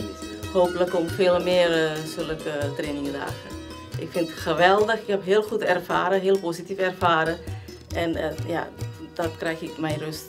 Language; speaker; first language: Dutch; early bilingual, other home language; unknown